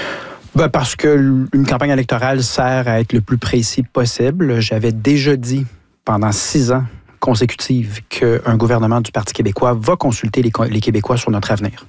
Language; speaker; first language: French; native; French